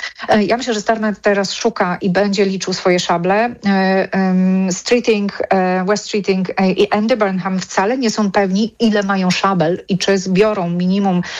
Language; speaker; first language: Polish; native; Polish